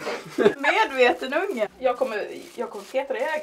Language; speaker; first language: Swedish; native; Swedish